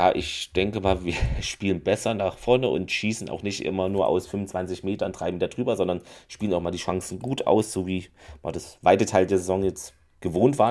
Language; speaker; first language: German; native; German